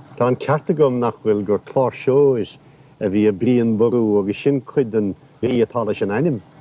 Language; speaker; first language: Irish; native; Irish